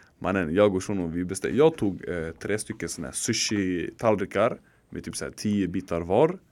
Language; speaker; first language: Swedish; early bilingual, other home language; Arabic